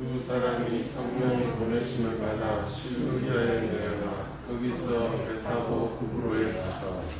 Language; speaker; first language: Korean; native; Korean